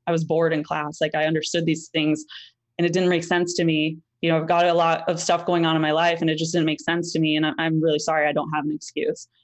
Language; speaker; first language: English; native; English